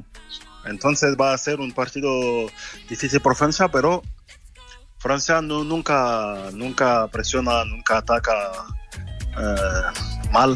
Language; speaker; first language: Spanish; non-native, fluent; French